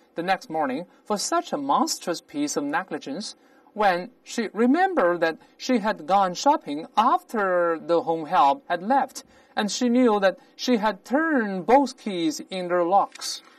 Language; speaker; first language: English; non-native, fluent; Chinese